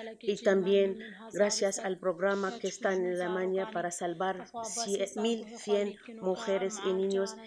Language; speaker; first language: Spanish; non-native, learner; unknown